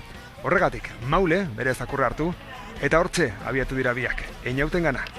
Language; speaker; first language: Basque; native; Basque